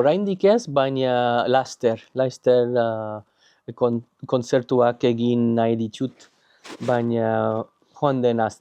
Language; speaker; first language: Basque; non-native, learner; English